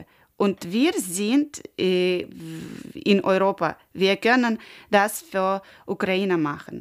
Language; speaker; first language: German; non-native, learner; Ukrainian